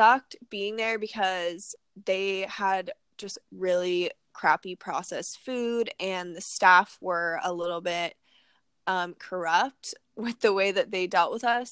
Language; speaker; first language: English; native; English